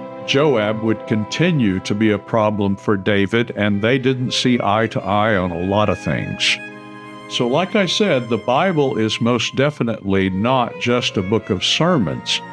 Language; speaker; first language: English; native; English